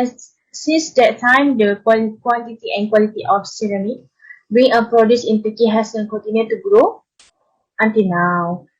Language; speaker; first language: English; non-native, learner; Malay